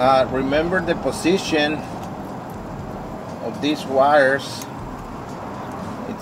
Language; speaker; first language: English; non-native, fluent; Spanish